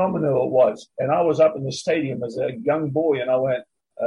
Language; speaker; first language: English; native; English